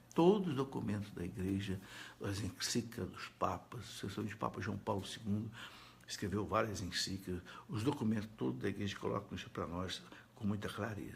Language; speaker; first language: Portuguese; native; Portuguese